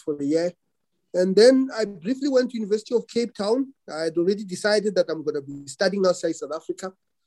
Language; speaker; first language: English; non-native, local second language; Venda